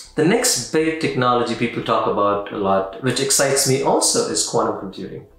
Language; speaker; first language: English; non-native, local second language; Tamil